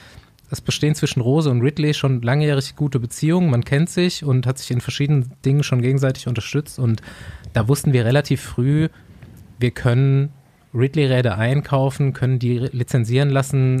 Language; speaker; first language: German; native; German